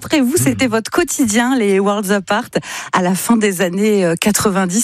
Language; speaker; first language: French; native; French